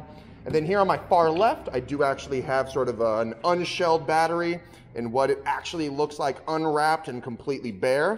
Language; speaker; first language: English; native; English